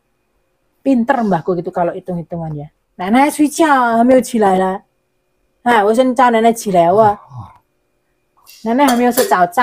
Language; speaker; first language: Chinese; non-native, learner; Indonesian